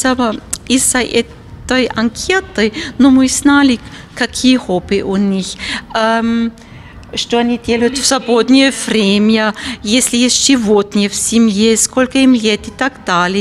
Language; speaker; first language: Russian; non-native, fluent; German